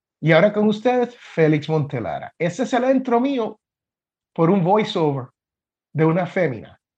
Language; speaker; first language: Spanish; native; Spanish